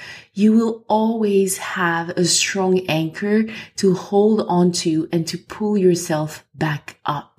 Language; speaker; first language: English; non-native, fluent; French